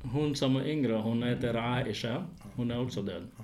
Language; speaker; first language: Swedish; non-native, fluent; Arabic